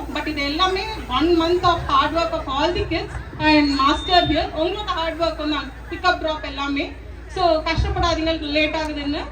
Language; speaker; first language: Tamil; native; Tamil